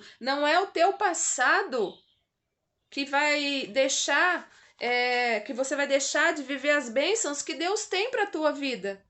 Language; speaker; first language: Portuguese; native; Portuguese